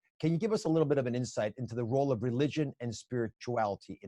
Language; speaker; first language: English; native; English